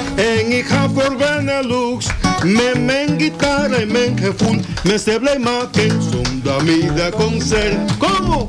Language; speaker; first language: Dutch; non-native, learner; Spanish